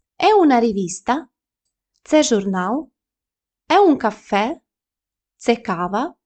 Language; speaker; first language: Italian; non-native, fluent; Ukrainian